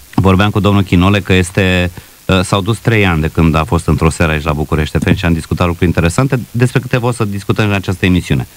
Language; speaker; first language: Romanian; native; Romanian